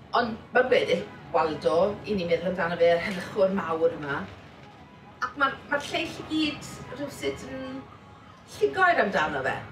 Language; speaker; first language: Welsh; native; Welsh